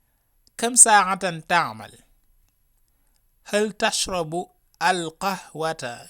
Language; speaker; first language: Arabic; non-native, fluent; Wolof